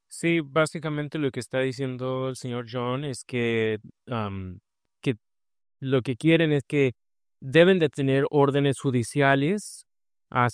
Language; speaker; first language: Spanish; early bilingual, heritage; Spanish